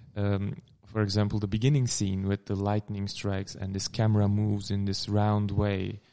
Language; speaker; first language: English; non-native, fluent; Turkish